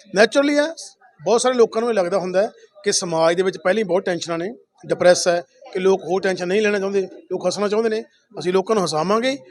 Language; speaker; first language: Punjabi; native; Punjabi